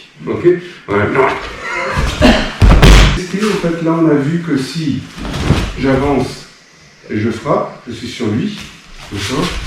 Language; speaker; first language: French; native; French